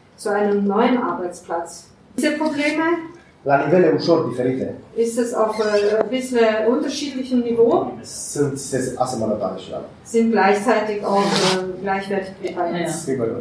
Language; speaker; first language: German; non-native, fluent; Romanian